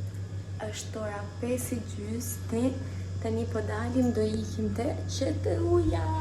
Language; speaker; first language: Albanian; early bilingual, heritage; Albanian